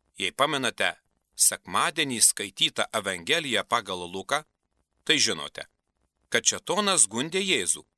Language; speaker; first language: Lithuanian; native; Lithuanian